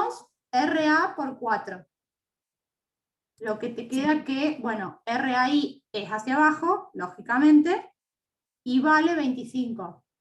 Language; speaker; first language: Spanish; native; Spanish